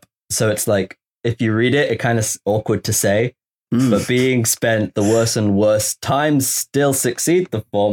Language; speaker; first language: English; native; English